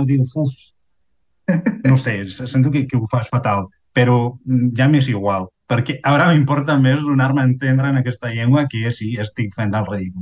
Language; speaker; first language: Catalan; non-native, fluent; Spanish